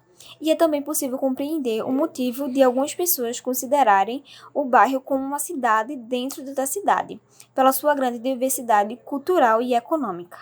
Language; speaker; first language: Portuguese; native; Portuguese